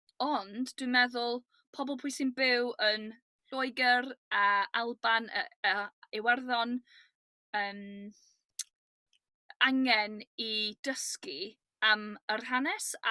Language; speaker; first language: Welsh; non-native, learner; English